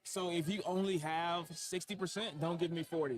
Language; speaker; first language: English; native; English